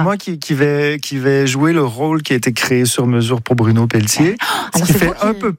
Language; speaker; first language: French; native; French